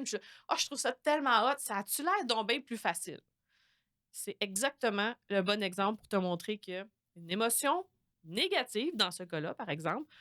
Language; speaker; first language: French; native; French